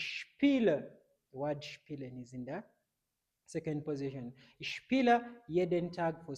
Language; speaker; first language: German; non-native, fluent; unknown